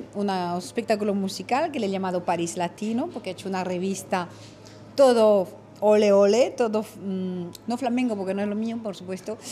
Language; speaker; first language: Spanish; non-native, fluent; French